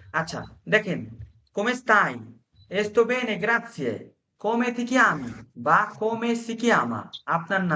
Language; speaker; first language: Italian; non-native, fluent; Bangla